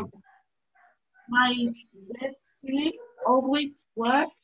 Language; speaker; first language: English; non-native, learner; Spanish